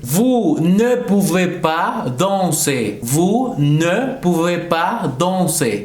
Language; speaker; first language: French; non-native, fluent; Spanish